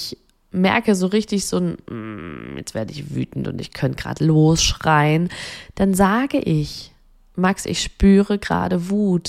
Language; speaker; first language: German; native; German